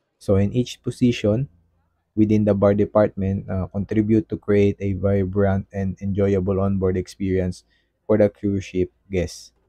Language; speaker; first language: English; non-native, local second language; Filipino